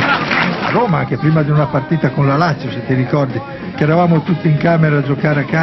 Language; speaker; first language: Italian; native; Italian